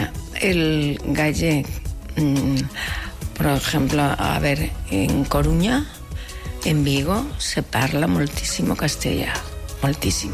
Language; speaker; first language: Catalan; non-native, local second language; Galician